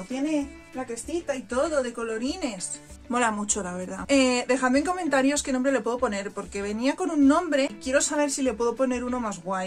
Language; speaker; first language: Spanish; native; Spanish